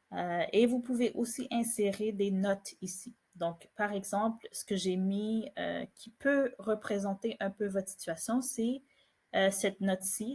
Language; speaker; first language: French; native; French